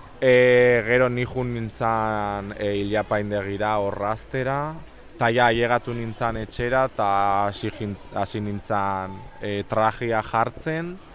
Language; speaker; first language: Basque; non-native, local second language; Spanish